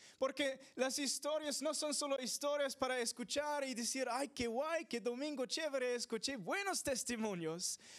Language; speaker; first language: Spanish; non-native, fluent; English